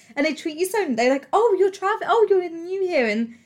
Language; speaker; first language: English; native; English